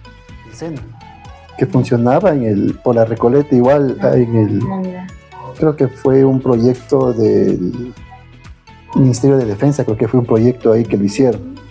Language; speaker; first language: Spanish; native; Spanish